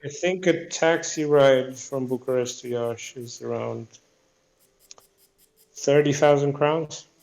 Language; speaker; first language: English; non-native, fluent; Romanian